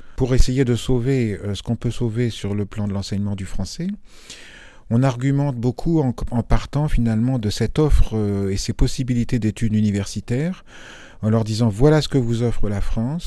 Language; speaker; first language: French; native; French